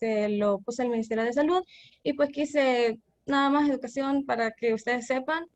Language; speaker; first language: Spanish; native; Spanish